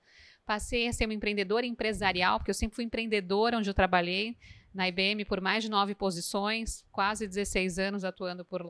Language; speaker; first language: Portuguese; native; Portuguese